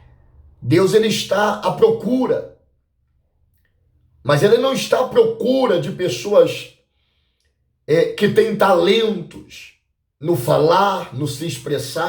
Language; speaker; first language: Portuguese; native; Portuguese